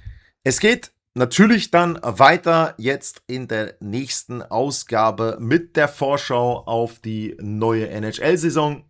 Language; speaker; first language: German; native; German